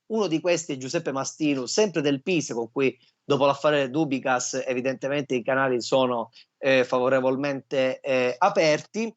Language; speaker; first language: Italian; native; Italian